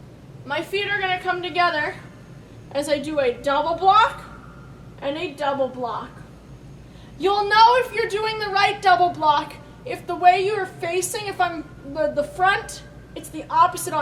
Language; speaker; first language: English; native; English